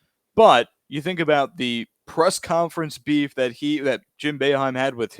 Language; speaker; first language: English; native; English